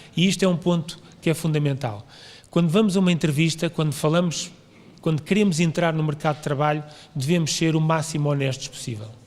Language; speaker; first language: Portuguese; native; Portuguese